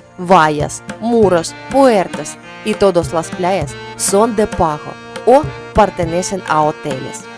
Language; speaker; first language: Spanish; non-native, learner; Ukrainian